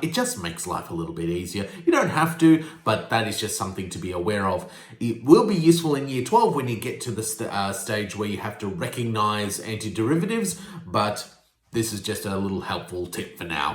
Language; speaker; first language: English; native; English